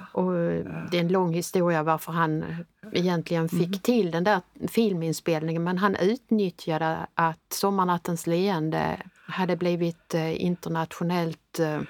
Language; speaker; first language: Swedish; native; Swedish